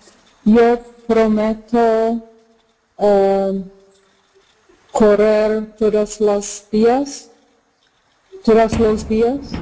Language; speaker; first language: Spanish; non-native, learner; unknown